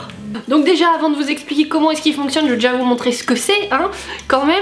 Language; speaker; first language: French; native; French